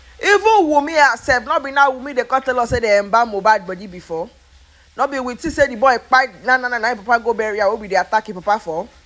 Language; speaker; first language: Nigerian Pidgin; non-native, local second language; Yoruba